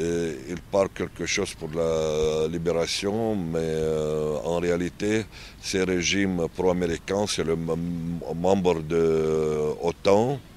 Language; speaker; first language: French; non-native, learner; Arabic